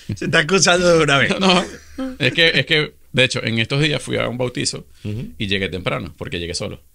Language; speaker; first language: Spanish; native; Spanish